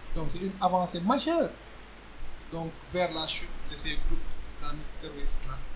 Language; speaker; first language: French; non-native, local second language; Wolof